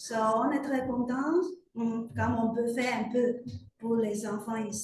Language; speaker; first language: French; non-native, fluent; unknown